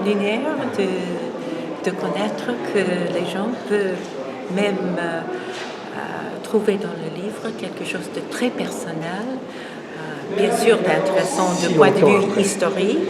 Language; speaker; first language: French; non-native, fluent; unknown